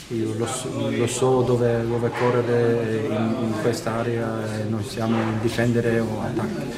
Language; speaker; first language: Italian; non-native, learner; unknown